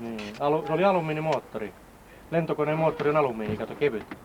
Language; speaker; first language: Finnish; native; Finnish